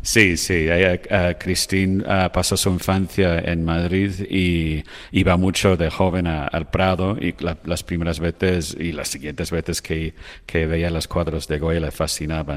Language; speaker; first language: Spanish; non-native, fluent; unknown